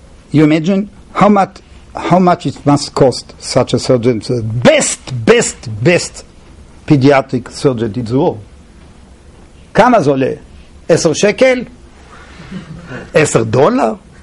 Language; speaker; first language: English; non-native, fluent; Hebrew